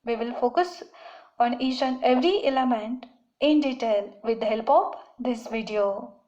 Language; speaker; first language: English; non-native, local second language; Marathi